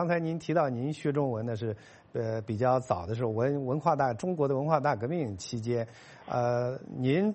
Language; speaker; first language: Chinese; native; Chinese